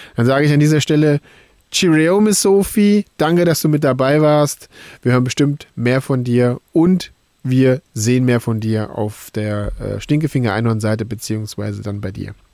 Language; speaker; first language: German; native; German